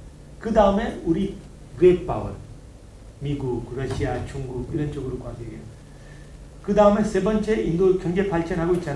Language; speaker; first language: Korean; non-native, learner; Hindi